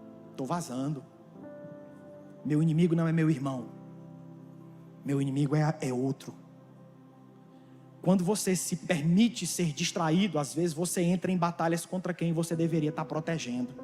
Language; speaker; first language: Portuguese; native; Portuguese